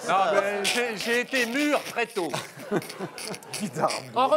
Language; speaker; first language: French; native; French